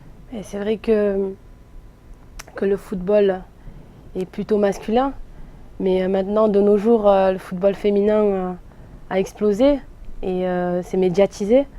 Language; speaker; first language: French; native; French